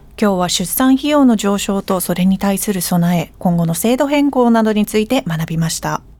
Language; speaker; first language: Japanese; early bilingual, heritage; English